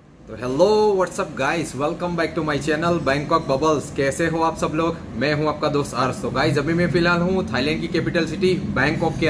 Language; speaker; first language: Hindi; native; Hindi